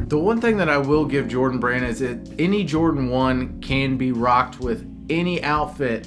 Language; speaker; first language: English; native; English